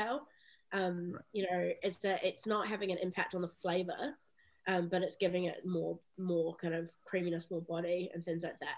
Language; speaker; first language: English; native; English